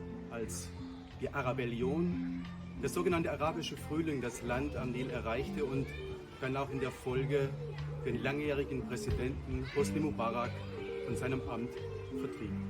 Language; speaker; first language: German; native; German